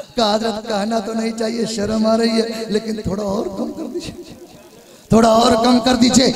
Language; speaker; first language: Hindi; non-native, local second language; Urdu